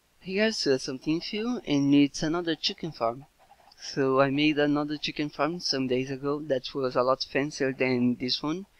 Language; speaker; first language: English; non-native, fluent; Portuguese